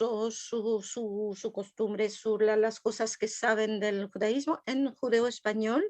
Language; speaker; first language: Spanish; non-native, fluent; French